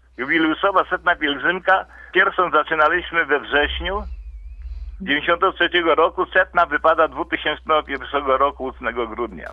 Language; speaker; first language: Polish; native; Polish